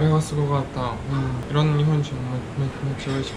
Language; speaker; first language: Japanese; non-native, fluent; Latvian